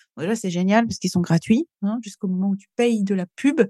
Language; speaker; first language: French; native; French